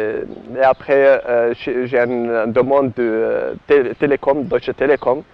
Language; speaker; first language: French; non-native, learner; Arabic